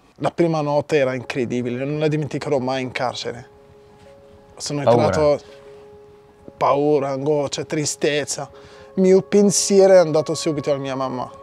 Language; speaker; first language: Italian; non-native, fluent; Arabic